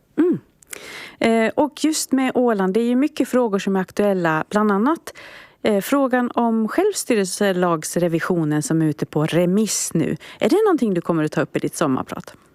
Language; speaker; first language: Swedish; native; Swedish